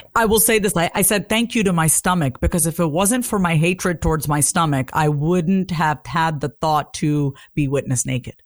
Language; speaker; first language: English; native; English